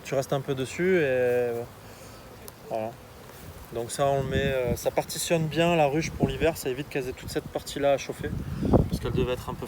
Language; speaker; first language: French; native; French